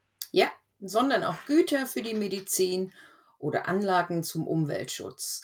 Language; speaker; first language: German; native; German